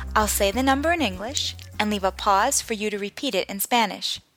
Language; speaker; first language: English; native; English